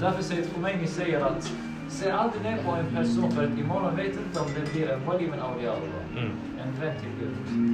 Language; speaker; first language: Swedish; early bilingual, other home language; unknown